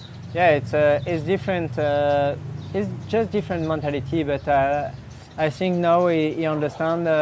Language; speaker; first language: English; non-native, learner; French